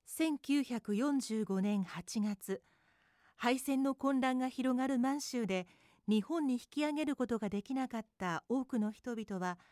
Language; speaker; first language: Japanese; non-native, fluent; English